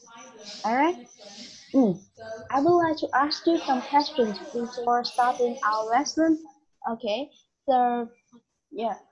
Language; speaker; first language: English; non-native, learner; Vietnamese